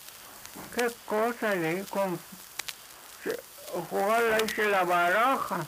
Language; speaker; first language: Spanish; non-native, local second language; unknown